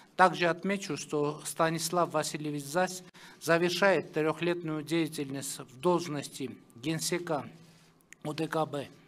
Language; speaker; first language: Russian; non-native, local second language; Armenian